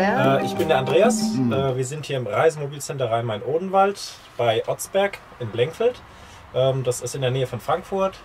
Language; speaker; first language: German; native; German